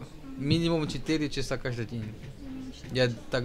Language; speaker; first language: Russian; non-native, learner; French